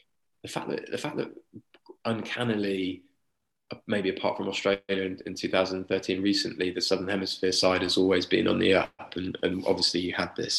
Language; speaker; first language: English; native; English